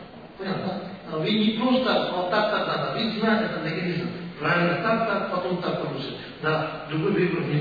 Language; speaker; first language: Russian; non-native, learner; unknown